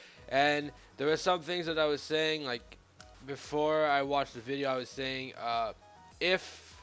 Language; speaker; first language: English; native; English